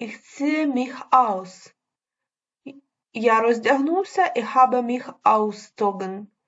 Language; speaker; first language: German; non-native, learner; Ukrainian